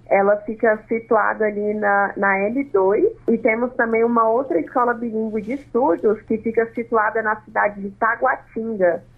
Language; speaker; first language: Portuguese; non-native, local second language; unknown